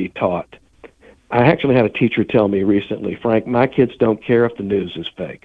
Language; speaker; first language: English; native; English